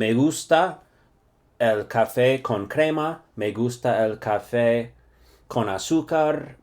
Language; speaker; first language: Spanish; non-native, fluent; English